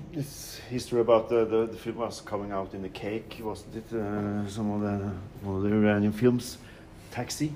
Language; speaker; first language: English; non-native, fluent; Norwegian